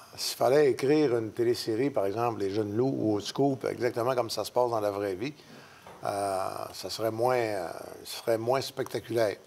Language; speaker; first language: French; native; French